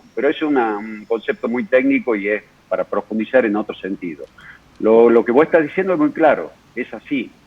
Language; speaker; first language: Spanish; native; Spanish